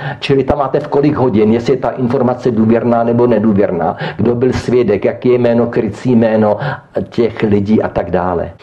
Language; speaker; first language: Czech; native; Czech